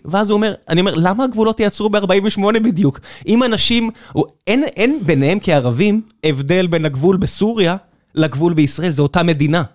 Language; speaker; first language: Hebrew; native; Hebrew